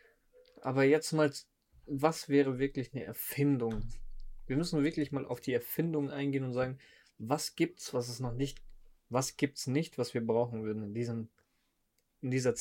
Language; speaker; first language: German; native; German